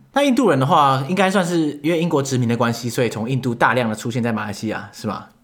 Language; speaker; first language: Chinese; native; Chinese